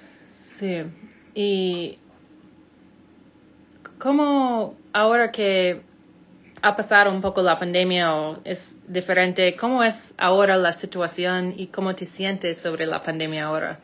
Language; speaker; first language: Spanish; non-native, fluent; English